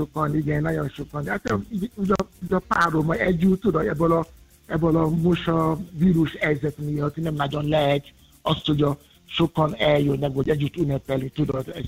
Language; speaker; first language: Hungarian; non-native, fluent; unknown